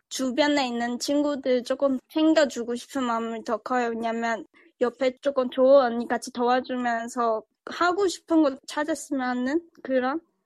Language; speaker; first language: Korean; early bilingual, other home language; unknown